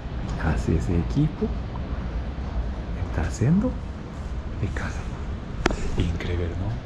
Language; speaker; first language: Spanish; non-native, learner; Japanese